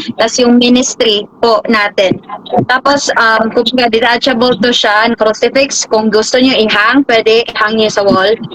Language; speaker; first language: Filipino; non-native, local second language; Cebuano